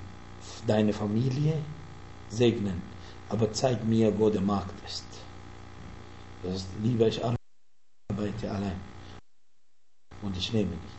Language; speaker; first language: German; non-native, fluent; Arabic